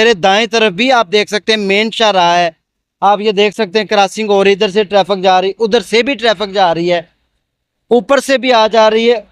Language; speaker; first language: Urdu; non-native, local second language; Punjabi